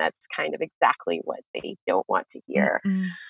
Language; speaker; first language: English; native; English